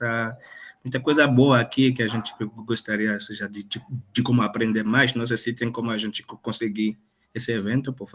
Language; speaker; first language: Portuguese; non-native, fluent; Haitian Creole